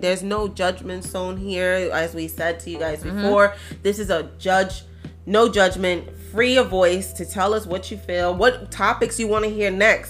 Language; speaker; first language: English; early bilingual, other home language; Spanish